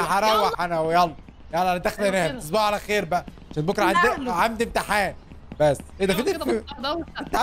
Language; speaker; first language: Arabic; native; Arabic